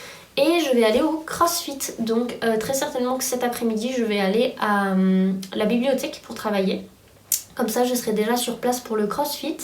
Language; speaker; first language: French; native; French